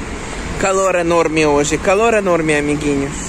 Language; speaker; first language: Portuguese; non-native, learner; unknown